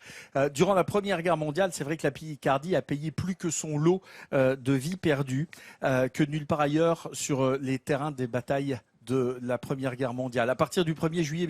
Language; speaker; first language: French; native; French